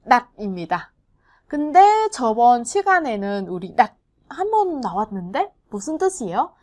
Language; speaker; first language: Korean; non-native, fluent; Vietnamese